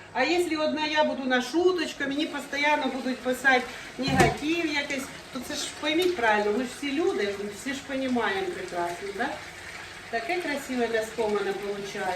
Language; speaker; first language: Ukrainian; native; Ukrainian